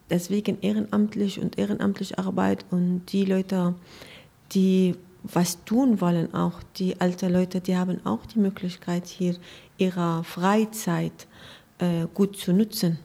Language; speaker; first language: German; non-native, learner; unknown